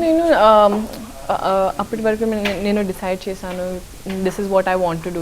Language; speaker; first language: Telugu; non-native, local second language; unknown